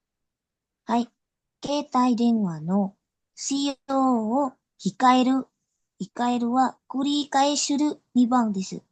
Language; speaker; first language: Japanese; non-native, learner; Indonesian